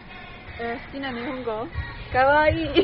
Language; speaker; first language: Japanese; non-native, learner; Italian